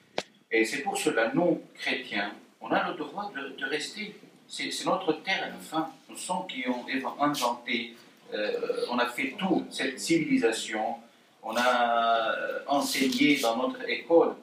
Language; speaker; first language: French; non-native, fluent; Arabic